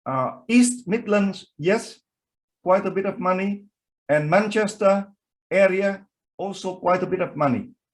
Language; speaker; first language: English; non-native, fluent; Vietnamese